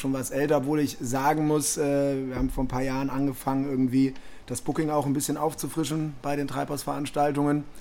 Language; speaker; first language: German; native; German